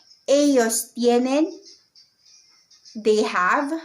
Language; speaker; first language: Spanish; non-native, learner; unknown